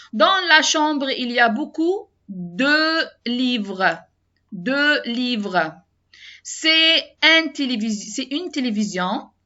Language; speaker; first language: French; non-native, learner; Arabic